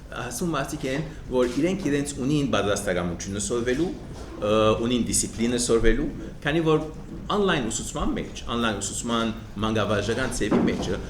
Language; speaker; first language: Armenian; early bilingual, heritage; Armenian